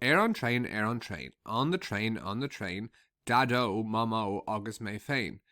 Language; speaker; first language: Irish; non-native, local second language; English